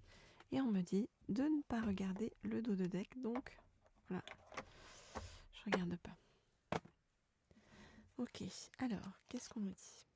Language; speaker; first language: French; native; French